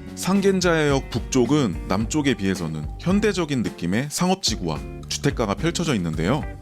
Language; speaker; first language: Korean; native; Korean